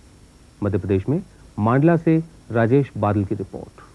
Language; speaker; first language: Hindi; native; Hindi